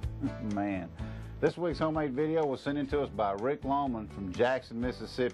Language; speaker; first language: English; native; English